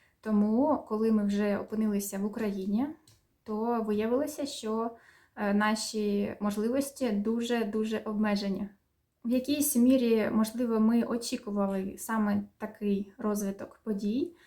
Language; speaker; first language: Ukrainian; native; Ukrainian